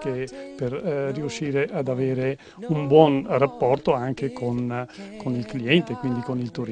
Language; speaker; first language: Italian; native; Italian